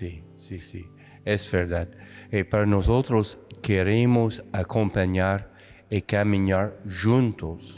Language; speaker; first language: Portuguese; non-native, fluent; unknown